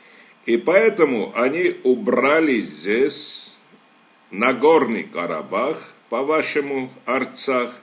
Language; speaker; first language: Russian; non-native, fluent; Armenian